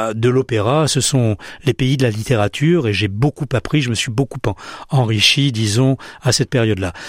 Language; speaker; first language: French; native; French